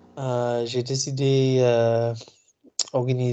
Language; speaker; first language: French; non-native, learner; English